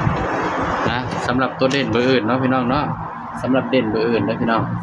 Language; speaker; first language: Thai; non-native, local second language; Northeastern Thai